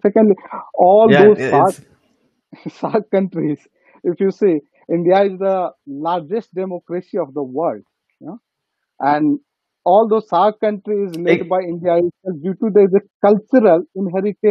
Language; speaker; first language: English; non-native, local second language; Nepali